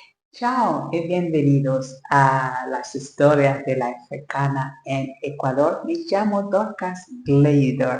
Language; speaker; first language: Spanish; non-native, learner; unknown